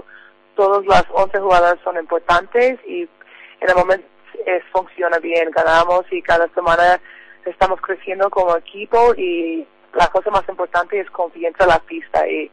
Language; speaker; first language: Spanish; non-native, learner; English